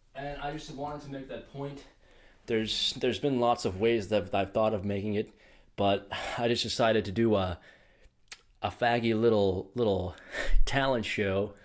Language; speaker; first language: English; native; English